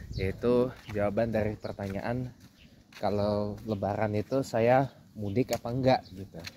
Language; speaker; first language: Indonesian; native; Indonesian